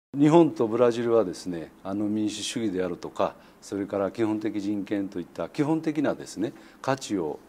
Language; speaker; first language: Japanese; native; Japanese